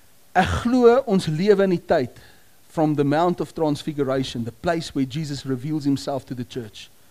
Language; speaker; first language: English; non-native, local second language; Afrikaans